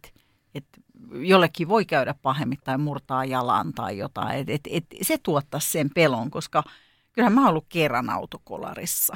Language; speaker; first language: Finnish; native; Finnish